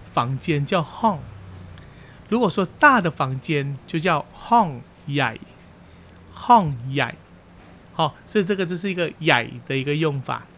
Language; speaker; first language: Chinese; early bilingual, heritage; Chinese